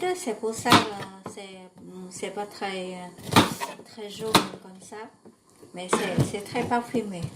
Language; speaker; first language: French; non-native, learner; Vietnamese